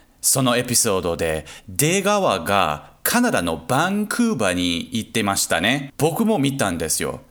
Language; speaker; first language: Japanese; non-native, learner; English